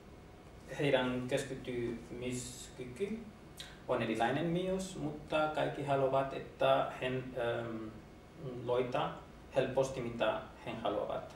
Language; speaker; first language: Finnish; non-native, learner; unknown